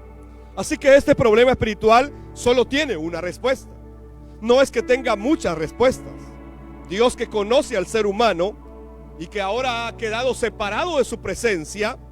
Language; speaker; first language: Spanish; native; Spanish